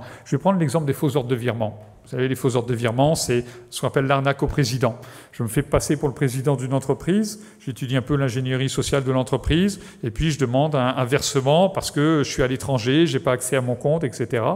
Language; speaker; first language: French; native; French